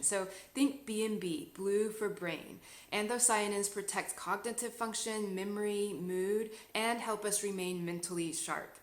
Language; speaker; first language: English; native; English